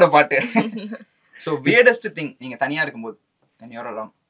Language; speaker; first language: Tamil; native; Tamil